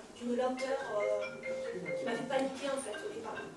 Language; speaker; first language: French; native; French